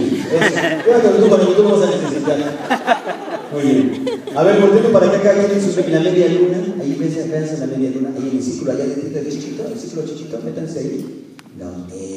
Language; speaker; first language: Spanish; native; Spanish